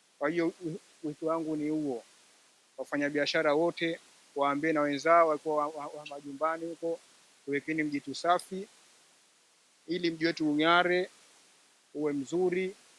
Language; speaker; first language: Swahili; native; Swahili